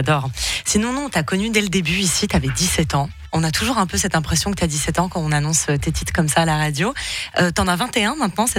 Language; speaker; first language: French; native; French